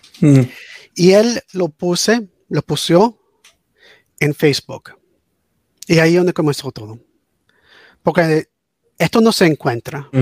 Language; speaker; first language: Spanish; early bilingual, heritage; English